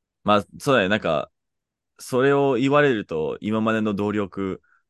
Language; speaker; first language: Japanese; non-native, fluent; English